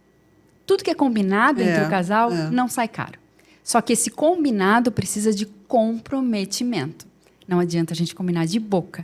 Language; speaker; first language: Portuguese; native; Portuguese